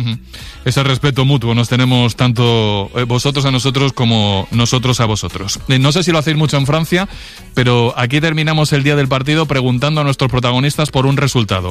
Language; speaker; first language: Spanish; native; Spanish